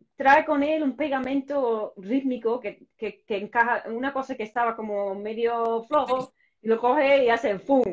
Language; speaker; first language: Spanish; non-native, fluent; English